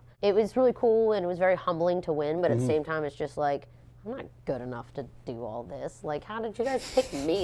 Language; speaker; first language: English; native; English